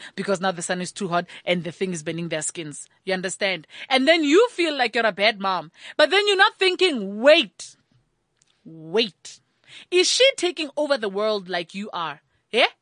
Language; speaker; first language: English; non-native, local second language; Tswana